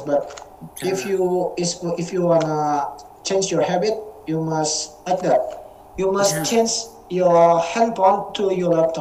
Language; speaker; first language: English; non-native, learner; Indonesian